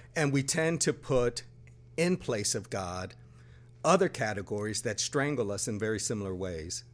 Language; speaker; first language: English; native; English